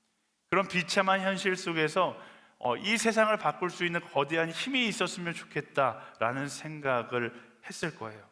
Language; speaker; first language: Korean; native; Korean